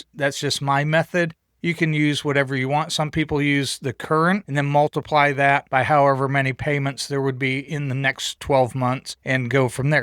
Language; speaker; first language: English; native; English